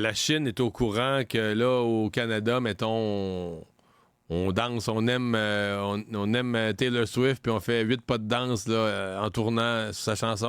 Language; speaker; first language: French; native; French